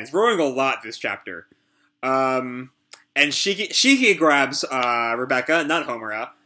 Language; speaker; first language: English; native; English